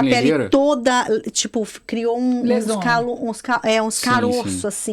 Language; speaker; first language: Portuguese; native; Portuguese